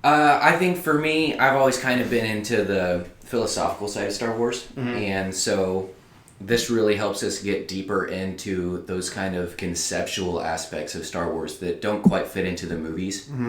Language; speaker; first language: English; native; English